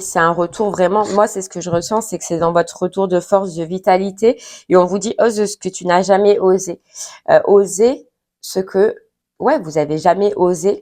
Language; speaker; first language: French; native; French